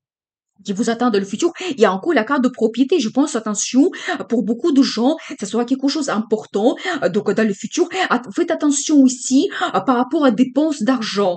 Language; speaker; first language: French; non-native, fluent; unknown